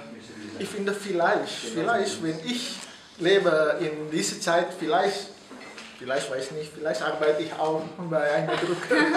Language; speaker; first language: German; non-native, learner; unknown